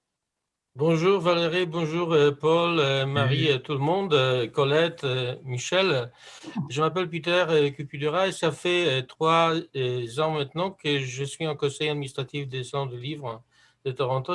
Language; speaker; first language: French; non-native, fluent; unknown